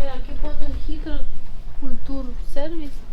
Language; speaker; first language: Spanish; non-native, fluent; Russian